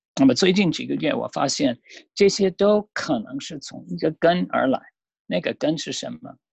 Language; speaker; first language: Chinese; non-native, fluent; English